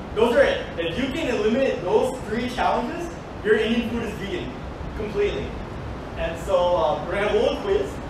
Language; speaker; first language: English; native; English